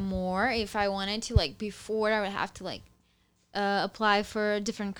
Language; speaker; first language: English; non-native, fluent; Portuguese